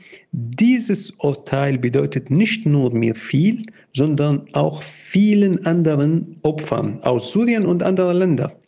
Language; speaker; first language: German; non-native, fluent; Arabic